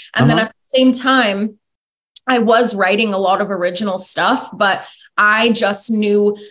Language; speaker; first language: English; native; English